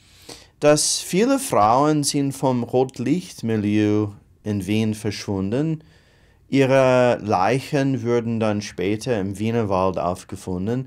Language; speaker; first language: German; non-native, fluent; English